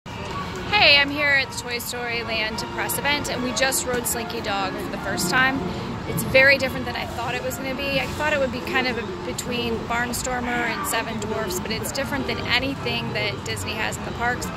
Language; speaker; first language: English; native; English